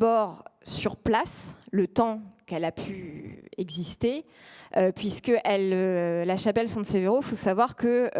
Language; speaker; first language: French; native; French